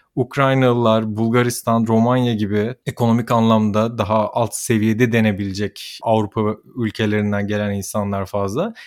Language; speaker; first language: Turkish; native; Turkish